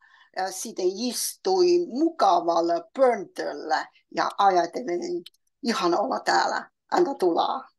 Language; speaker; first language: Finnish; non-native, learner; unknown